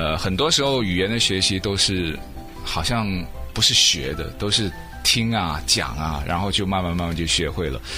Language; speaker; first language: Chinese; native; Chinese